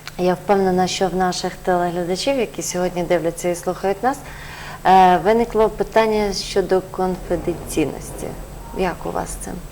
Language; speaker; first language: Ukrainian; native; Ukrainian